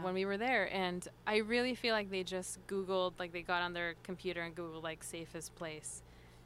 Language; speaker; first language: English; early bilingual, other home language; Spanish